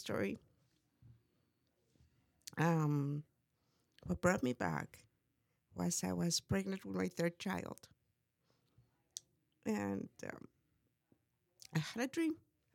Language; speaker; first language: English; non-native, fluent; Spanish